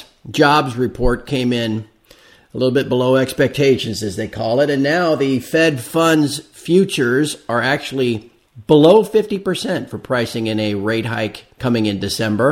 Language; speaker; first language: English; native; English